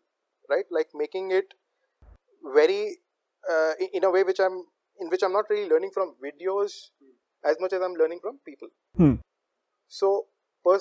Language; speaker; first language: English; non-native, local second language; Hindi